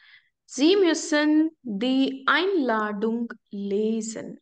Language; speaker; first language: German; non-native, fluent; Hindi